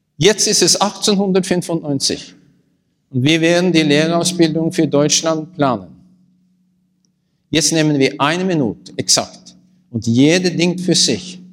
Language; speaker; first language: German; non-native, learner; Norwegian